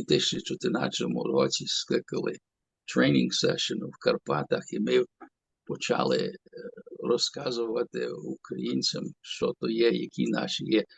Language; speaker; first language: Ukrainian; early bilingual, heritage; Ukrainian